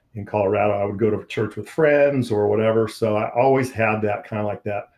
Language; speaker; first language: English; native; English